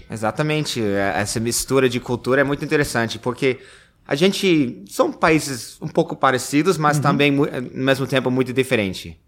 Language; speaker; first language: Portuguese; non-native, fluent; English